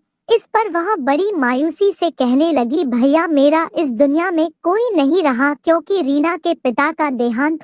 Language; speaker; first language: Hindi; native; Hindi